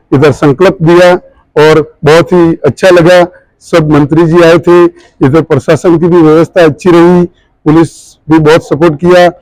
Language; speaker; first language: Hindi; native; Hindi